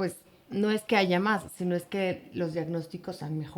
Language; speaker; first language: Spanish; native; Spanish